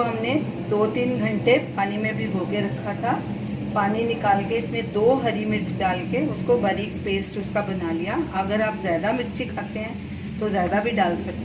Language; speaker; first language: Hindi; native; Hindi